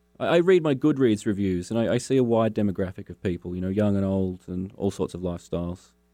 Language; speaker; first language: English; native; English